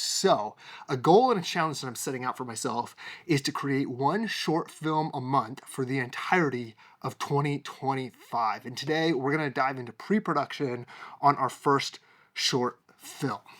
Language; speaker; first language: English; native; English